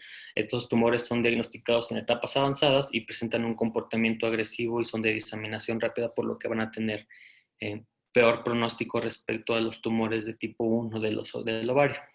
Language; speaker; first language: Spanish; native; Spanish